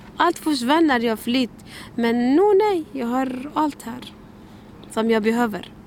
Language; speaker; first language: Swedish; non-native, learner; Arabic